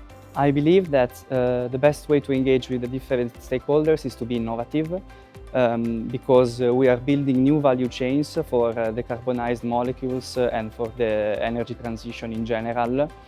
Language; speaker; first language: English; non-native, fluent; Italian